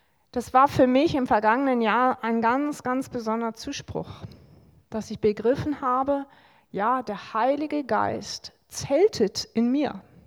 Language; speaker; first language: German; native; German